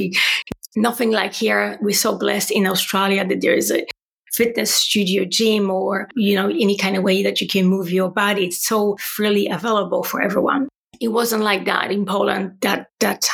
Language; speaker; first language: English; non-native, fluent; Polish